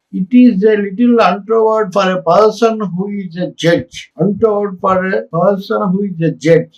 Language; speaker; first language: English; non-native, local second language; Telugu